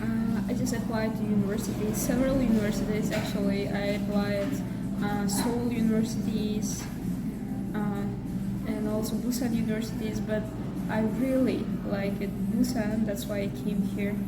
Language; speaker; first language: English; non-native, learner; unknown